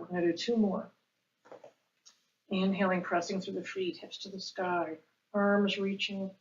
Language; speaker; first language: English; native; English